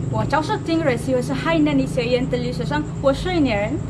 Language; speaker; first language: Chinese; non-native, learner; Indonesian